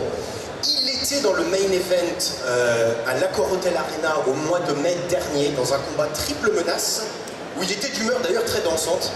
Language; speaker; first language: French; native; French